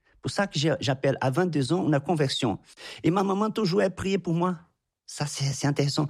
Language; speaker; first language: French; non-native, fluent; Portuguese